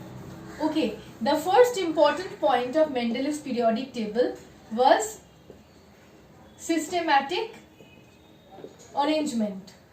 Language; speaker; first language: English; non-native, local second language; Bangla